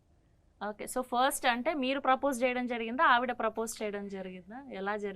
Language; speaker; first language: Telugu; native; Telugu